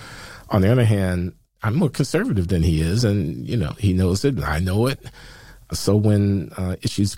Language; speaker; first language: English; native; English